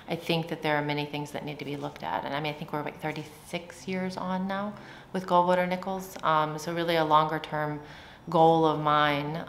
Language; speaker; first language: English; native; English